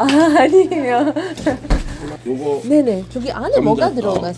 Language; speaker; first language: Korean; non-native, fluent; Polish